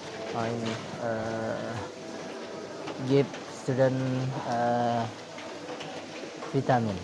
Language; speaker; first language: English; non-native, learner; Indonesian